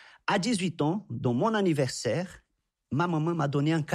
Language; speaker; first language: French; non-native, fluent; Portuguese